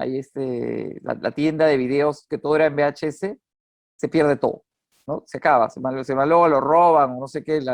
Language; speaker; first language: Spanish; native; Spanish